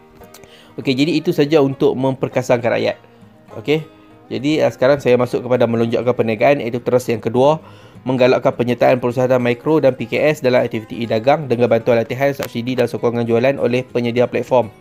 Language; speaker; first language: Malay; native; Malay